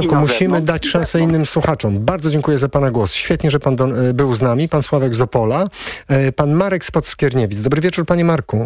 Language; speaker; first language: Polish; native; Polish